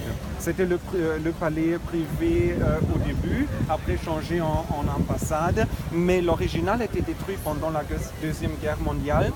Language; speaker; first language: French; non-native, fluent; German